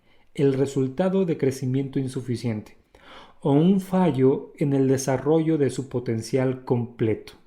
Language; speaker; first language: Spanish; native; Spanish